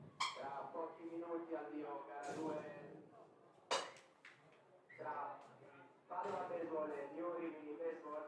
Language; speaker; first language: Italian; native; Italian